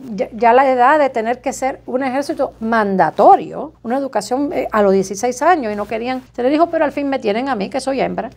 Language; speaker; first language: Spanish; native; Spanish